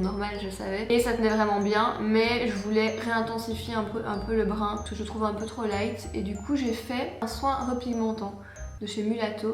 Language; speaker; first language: French; native; French